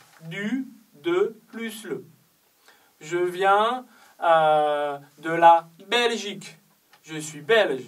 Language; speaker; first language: French; non-native, fluent; Chinese